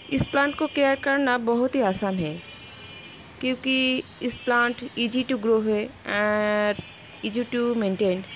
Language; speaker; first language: Hindi; non-native, local second language; Bangla